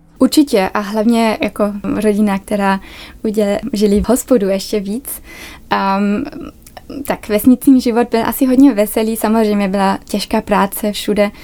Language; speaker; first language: Czech; early bilingual, other home language; German